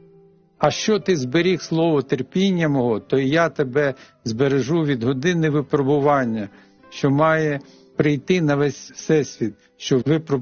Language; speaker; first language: Ukrainian; native; Ukrainian